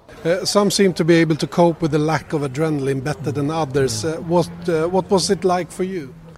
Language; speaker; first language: English; non-native, fluent; Swedish